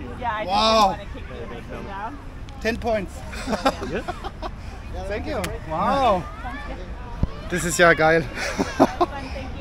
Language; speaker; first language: German; native; German